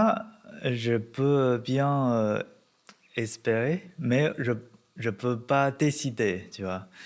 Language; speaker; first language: French; non-native, learner; Chinese